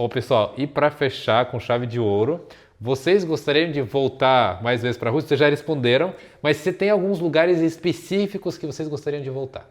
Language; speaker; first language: Portuguese; non-native, fluent; Russian